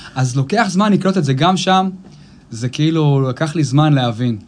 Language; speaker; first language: Hebrew; native; Hebrew